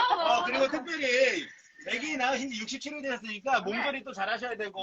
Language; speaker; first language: Korean; native; Korean